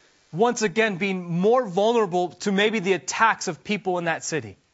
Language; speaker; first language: English; native; English